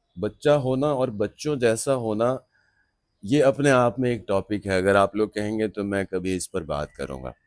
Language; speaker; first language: Hindi; non-native, local second language; Maithili